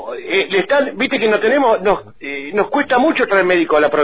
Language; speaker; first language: Spanish; native; Spanish